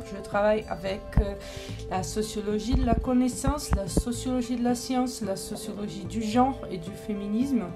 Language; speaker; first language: French; non-native, fluent; Portuguese